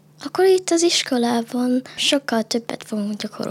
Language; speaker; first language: Hungarian; early bilingual, other home language; Chinese